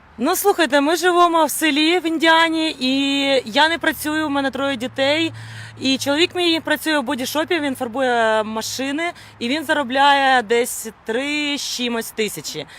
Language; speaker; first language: Ukrainian; native; Ukrainian